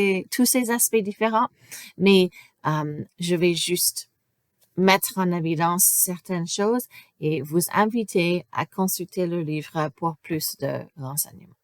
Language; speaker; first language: French; non-native, fluent; English